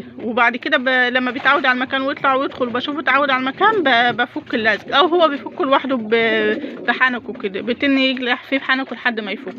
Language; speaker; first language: Arabic; native; Arabic